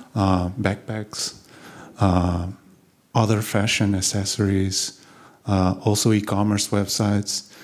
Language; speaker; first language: English; non-native, fluent; Portuguese